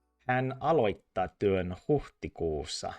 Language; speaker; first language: Finnish; non-native, learner; English